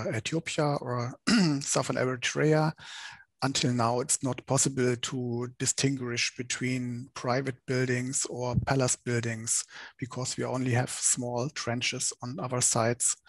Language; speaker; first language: English; non-native, fluent; German